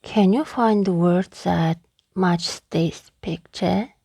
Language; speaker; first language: English; non-native, fluent; Kazakh